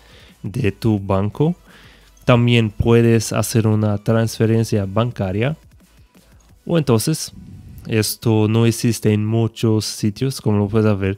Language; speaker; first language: Spanish; non-native, fluent; Portuguese